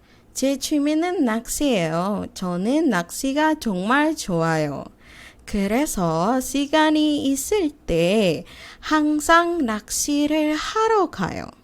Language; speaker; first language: Korean; non-native, fluent; Indonesian